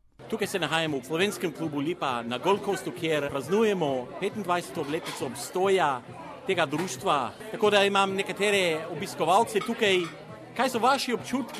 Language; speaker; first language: Slovenian; native; Slovenian